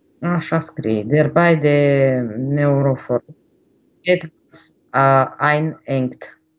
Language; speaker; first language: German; non-native, learner; Romanian